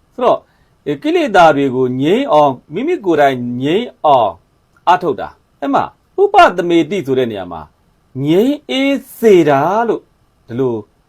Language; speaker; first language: Burmese; native; Burmese